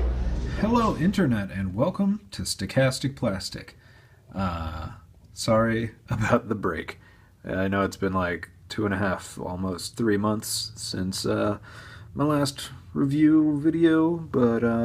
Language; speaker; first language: English; native; English